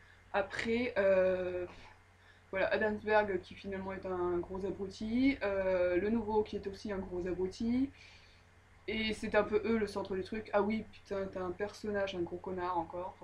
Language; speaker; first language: French; native; French